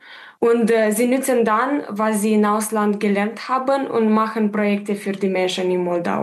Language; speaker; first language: German; non-native, fluent; Romanian